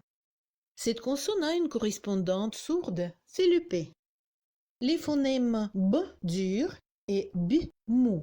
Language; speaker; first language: French; non-native, fluent; Russian